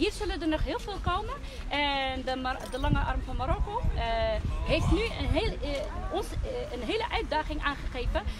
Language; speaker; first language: Dutch; early bilingual, other home language; Riffian